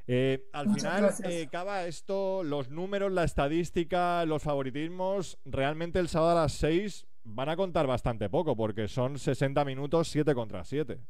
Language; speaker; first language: Spanish; native; Spanish